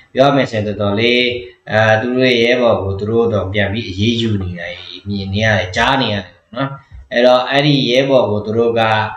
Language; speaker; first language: Burmese; non-native, local second language; Pa'o Karen